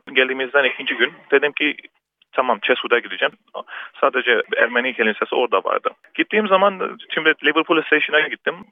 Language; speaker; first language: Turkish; early bilingual, heritage; Turkish